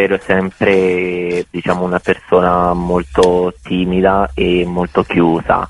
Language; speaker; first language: Italian; non-native, fluent; Bosnian